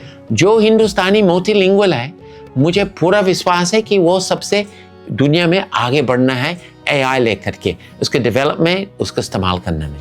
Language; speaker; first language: Hindi; non-native, fluent; English